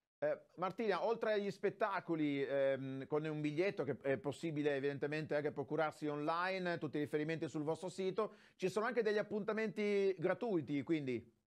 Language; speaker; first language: Italian; native; Italian